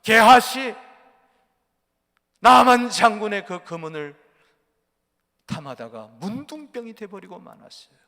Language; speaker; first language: Korean; native; Korean